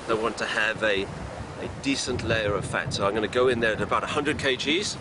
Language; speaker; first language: English; native; English